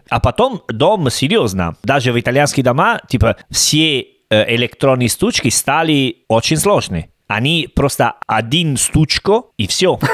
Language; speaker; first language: Russian; non-native, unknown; Italian